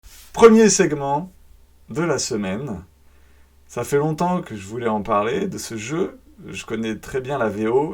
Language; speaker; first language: French; native; French